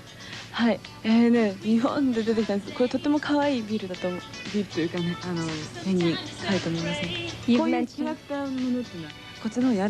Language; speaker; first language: Japanese; native; Japanese